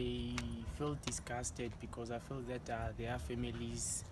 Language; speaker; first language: English; non-native, local second language; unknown